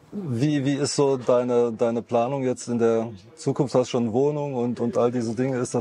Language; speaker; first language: German; native; German